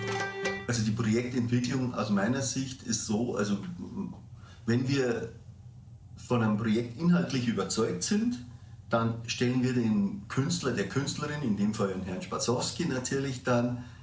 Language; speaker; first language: German; native; German